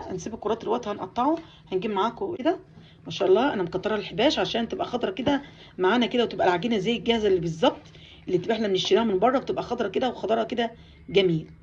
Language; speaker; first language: Arabic; native; Arabic